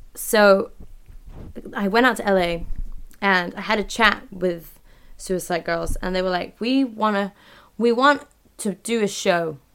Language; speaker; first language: English; native; English